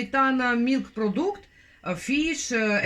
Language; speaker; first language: English; non-native, learner; Russian